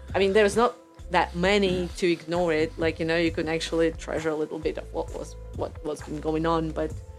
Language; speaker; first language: English; non-native, fluent; Russian